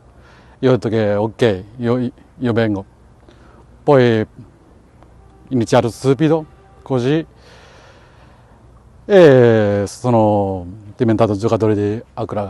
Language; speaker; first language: Italian; non-native, learner; Japanese